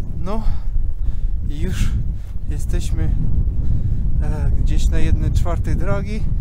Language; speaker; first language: Polish; non-native, learner; Russian